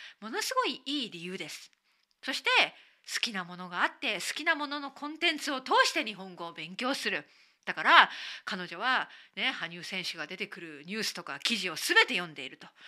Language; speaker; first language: Japanese; native; Japanese